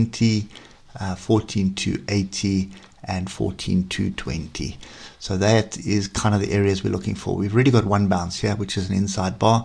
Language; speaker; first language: English; native; English